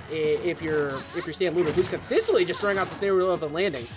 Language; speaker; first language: English; native; English